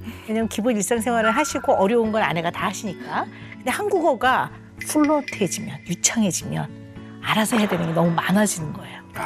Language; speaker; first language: Korean; native; Korean